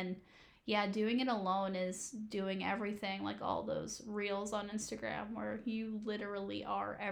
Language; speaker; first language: English; native; English